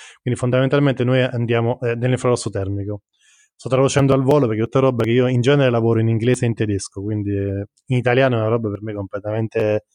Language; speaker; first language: Italian; native; Italian